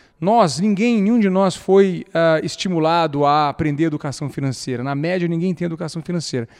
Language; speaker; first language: Portuguese; native; Portuguese